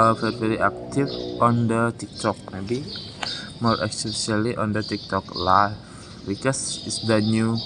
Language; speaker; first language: English; non-native, learner; Indonesian